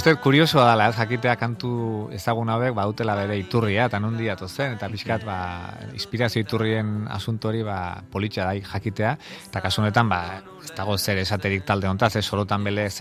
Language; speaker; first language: Basque; native; Basque